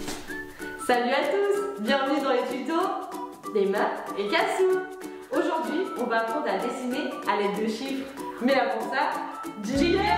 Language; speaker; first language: French; native; French